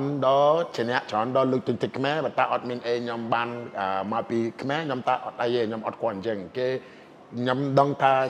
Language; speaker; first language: Khmer; non-native, fluent; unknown